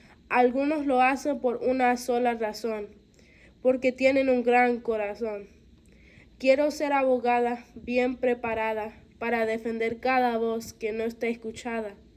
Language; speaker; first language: Spanish; early bilingual, heritage; Spanish